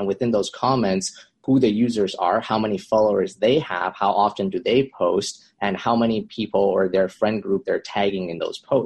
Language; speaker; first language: English; native; English